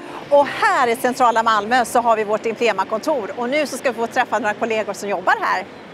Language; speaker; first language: Swedish; native; Swedish